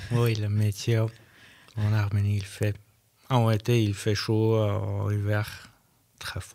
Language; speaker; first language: French; non-native, learner; Armenian